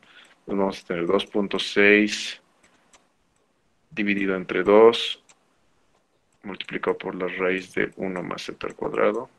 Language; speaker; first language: Spanish; native; Spanish